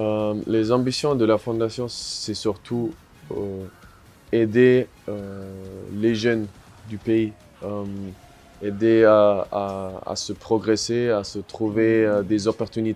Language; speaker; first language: French; non-native, fluent; German